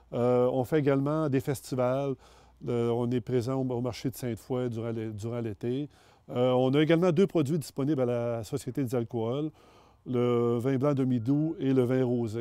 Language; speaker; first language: French; native; French